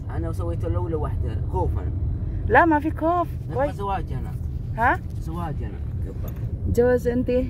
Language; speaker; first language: Arabic; non-native, learner; Filipino